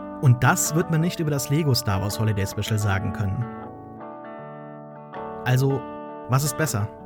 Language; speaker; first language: German; native; German